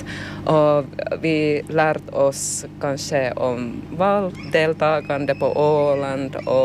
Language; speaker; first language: Swedish; non-native, learner; Finnish